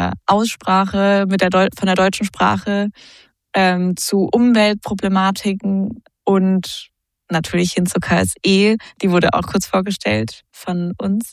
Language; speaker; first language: German; native; German